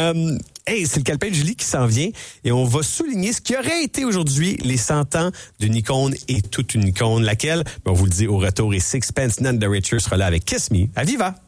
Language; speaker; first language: French; native; French